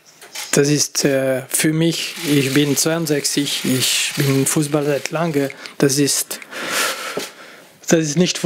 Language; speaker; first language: German; non-native, fluent; French